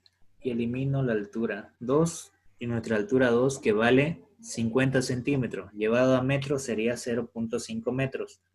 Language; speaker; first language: Spanish; native; Spanish